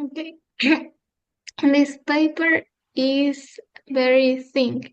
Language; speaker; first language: English; non-native, learner; Spanish